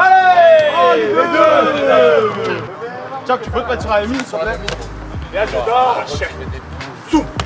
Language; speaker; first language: French; native; French